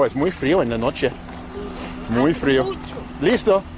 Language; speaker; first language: Spanish; non-native, learner; English